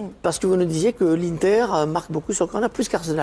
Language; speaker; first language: French; native; French